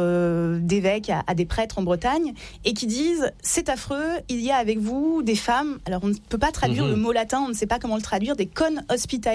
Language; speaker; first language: French; native; French